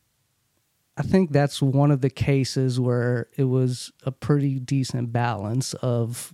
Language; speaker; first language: English; early bilingual, other home language; Urdu